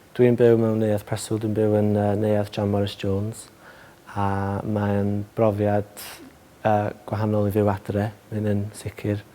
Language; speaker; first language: Welsh; native; Welsh